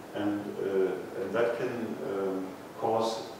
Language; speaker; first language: English; non-native, fluent; German